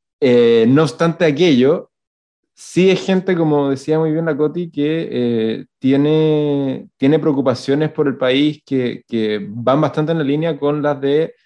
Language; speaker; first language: Spanish; native; Spanish